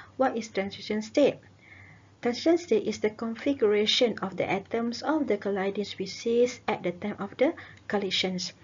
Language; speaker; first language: English; non-native, local second language; Malay